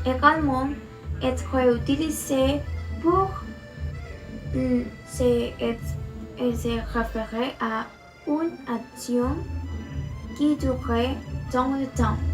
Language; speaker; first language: French; non-native, learner; Spanish